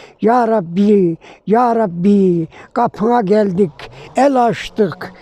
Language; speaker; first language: Turkish; native; Turkish